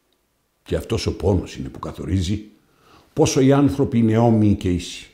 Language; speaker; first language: Greek; native; Greek